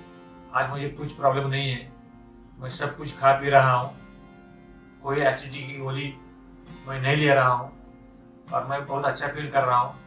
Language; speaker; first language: Hindi; non-native, local second language; Marathi